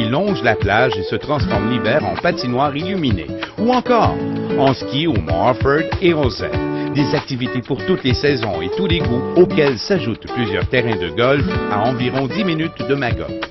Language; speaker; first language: French; native; French